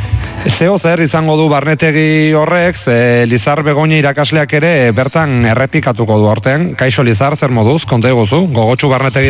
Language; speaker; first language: Basque; native; Basque